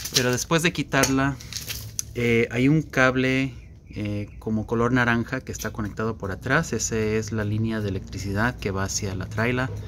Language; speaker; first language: Spanish; early bilingual, heritage; Spanish